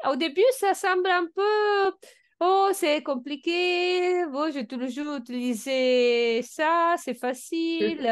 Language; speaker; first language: French; non-native, fluent; Italian